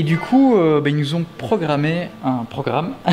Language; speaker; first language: French; native; French